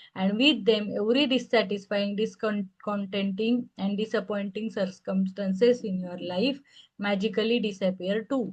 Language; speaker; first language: English; non-native, local second language; Marathi